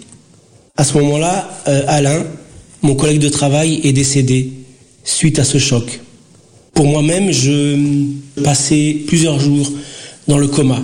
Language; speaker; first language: French; early bilingual, other home language; Portuguese